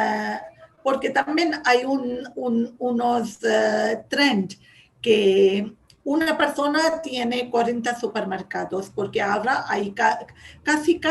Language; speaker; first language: Spanish; non-native, fluent; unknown